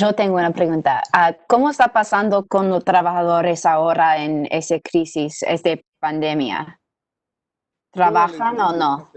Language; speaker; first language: Spanish; non-native, learner; English